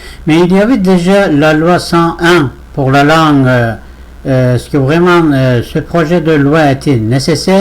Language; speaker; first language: French; non-native, fluent; Turkish